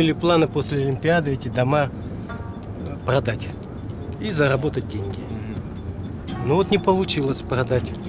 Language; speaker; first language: Russian; native; Russian